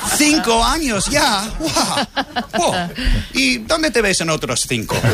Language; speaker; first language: Spanish; non-native, fluent; English